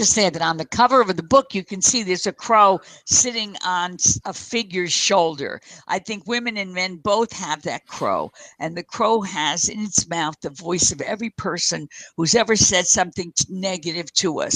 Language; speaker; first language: English; native; English